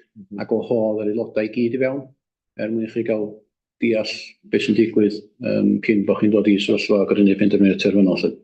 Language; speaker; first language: Welsh; native; Welsh